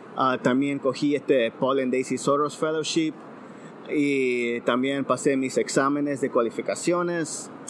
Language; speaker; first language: Spanish; early bilingual, heritage; Spanish